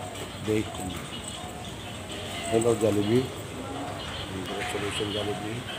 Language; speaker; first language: English; non-native, local second language; Filipino